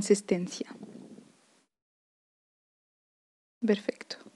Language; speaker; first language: Spanish; non-native, fluent; Arabic